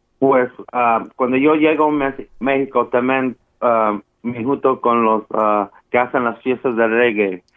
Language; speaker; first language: Spanish; early bilingual, heritage; Spanish